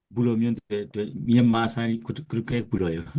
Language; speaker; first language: Korean; non-native, learner; Burmese